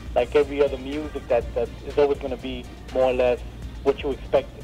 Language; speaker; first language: English; native; English